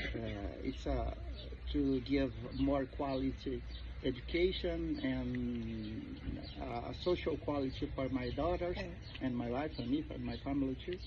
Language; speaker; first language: English; non-native, learner; Portuguese